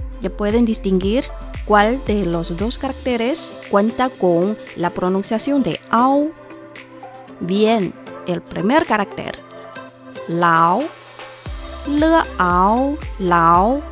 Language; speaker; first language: Spanish; non-native, fluent; Chinese